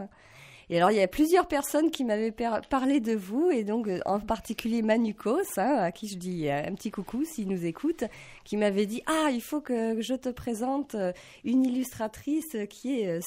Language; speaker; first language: French; native; French